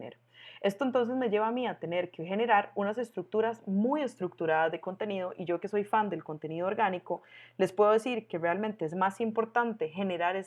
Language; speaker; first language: Spanish; native; Spanish